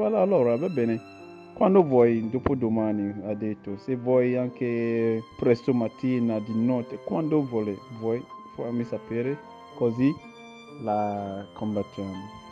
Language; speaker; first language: Italian; non-native, learner; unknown